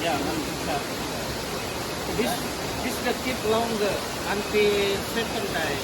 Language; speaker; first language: English; non-native, learner; Balinese